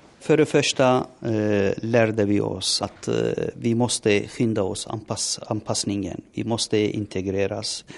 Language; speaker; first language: Swedish; non-native, fluent; Turoyo